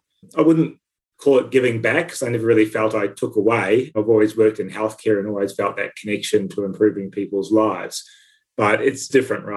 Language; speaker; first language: English; native; English